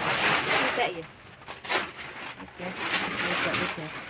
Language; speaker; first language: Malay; non-native, local second language; Javanese